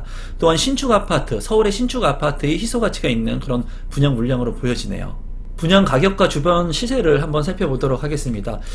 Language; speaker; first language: Korean; native; Korean